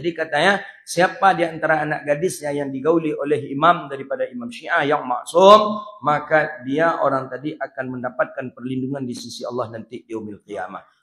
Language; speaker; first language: Malay; native; Malay